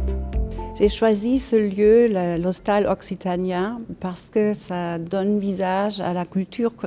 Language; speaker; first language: French; non-native, fluent; German